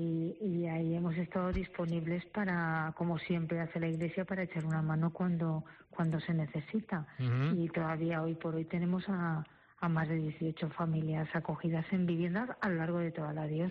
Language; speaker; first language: Spanish; native; Spanish